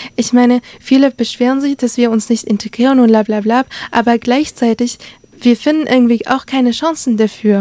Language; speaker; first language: German; early bilingual, other home language; Arabic